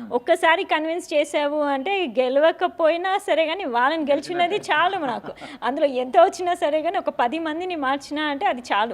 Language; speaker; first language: Telugu; native; Telugu